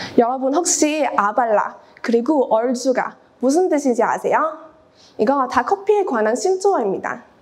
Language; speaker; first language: Korean; non-native, fluent; Cantonese